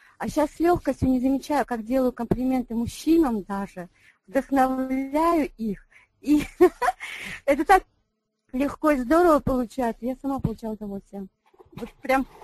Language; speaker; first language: Russian; non-native, local second language; Tajik